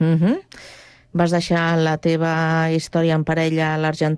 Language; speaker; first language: Catalan; native; Catalan